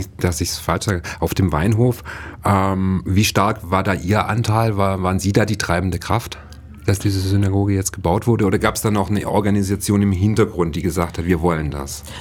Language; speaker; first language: German; native; German